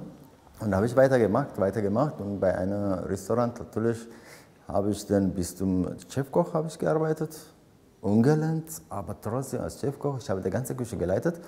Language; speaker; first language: German; non-native, fluent; Amharic